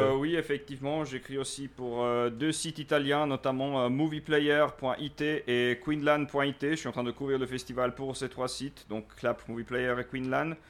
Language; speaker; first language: French; native; French